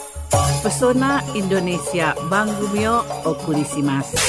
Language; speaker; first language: Japanese; non-native, fluent; Indonesian